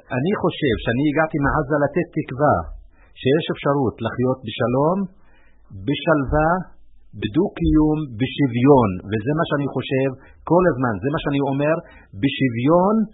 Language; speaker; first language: Arabic; native; Arabic